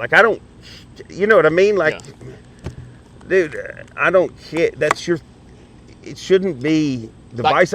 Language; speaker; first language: English; native; English